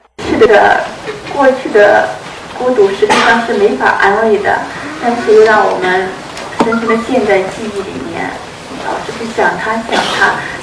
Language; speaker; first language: Chinese; native; Chinese